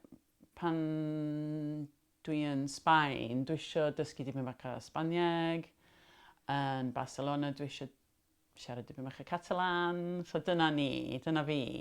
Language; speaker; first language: Welsh; non-native, local second language; English